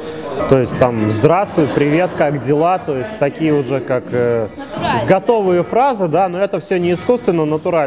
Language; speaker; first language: Russian; native; Russian